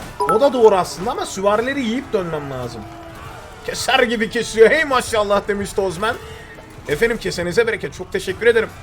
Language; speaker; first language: Turkish; native; Turkish